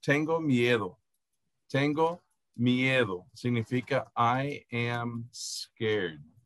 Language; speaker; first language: Spanish; non-native, fluent; English